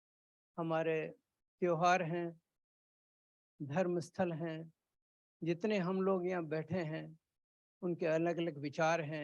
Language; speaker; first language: Hindi; native; Hindi